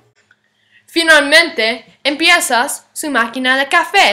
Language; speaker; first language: Spanish; non-native, learner; English